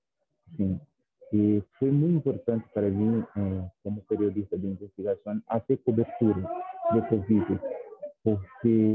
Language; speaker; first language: Spanish; non-native, fluent; Portuguese